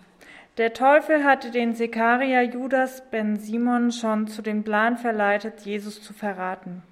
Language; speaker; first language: German; native; German